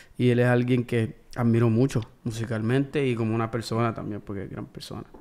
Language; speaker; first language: Spanish; early bilingual, heritage; Spanish